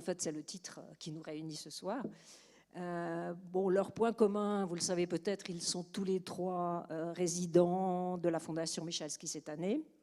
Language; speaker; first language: French; native; French